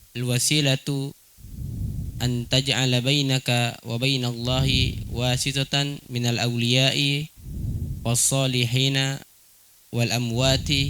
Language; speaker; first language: Arabic; non-native, fluent; Indonesian